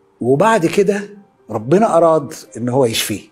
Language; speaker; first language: Arabic; native; Arabic